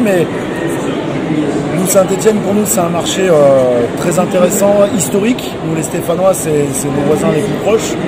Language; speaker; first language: French; native; French